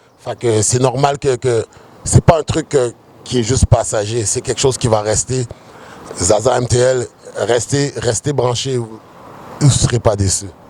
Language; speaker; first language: French; early bilingual, other home language; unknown